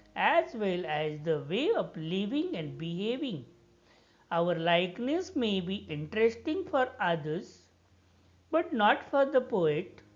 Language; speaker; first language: English; non-native, local second language; Marathi